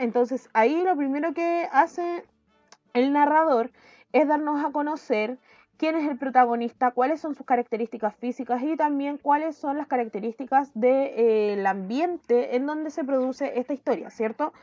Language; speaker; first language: Spanish; native; Spanish